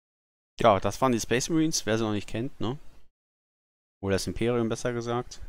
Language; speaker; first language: German; native; German